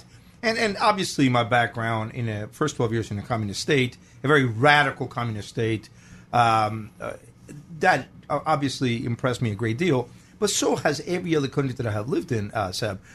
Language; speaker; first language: English; non-native, fluent; Spanish